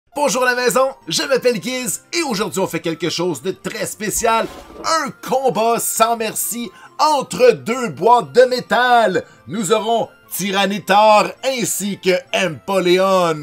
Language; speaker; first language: French; native; French